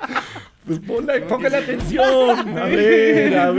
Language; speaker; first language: Spanish; native; Spanish